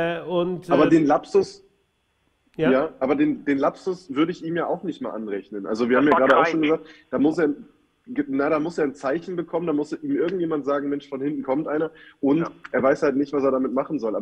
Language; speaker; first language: German; native; German